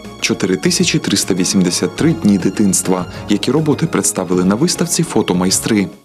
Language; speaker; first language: Ukrainian; native; Ukrainian